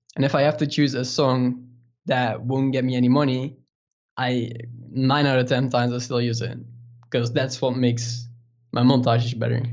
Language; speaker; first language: English; non-native, fluent; Dutch